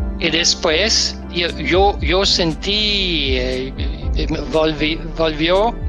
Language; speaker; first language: Spanish; non-native, learner; Danish